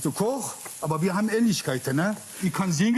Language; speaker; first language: German; non-native, fluent; Kurdish